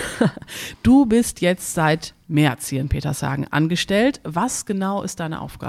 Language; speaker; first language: German; native; German